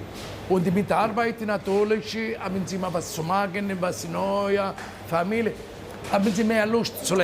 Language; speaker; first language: German; non-native, learner; Italian